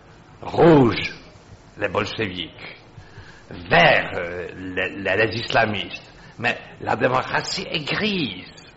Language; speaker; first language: French; non-native, fluent; Polish